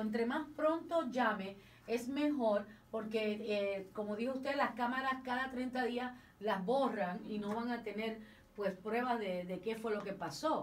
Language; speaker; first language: Spanish; native; Spanish